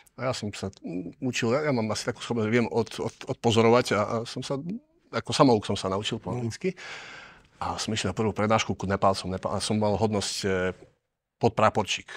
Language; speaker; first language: Slovak; native; Slovak